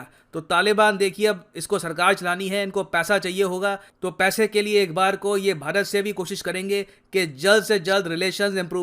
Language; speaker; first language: Hindi; native; Hindi